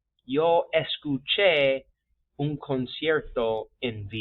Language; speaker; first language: Spanish; non-native, fluent; English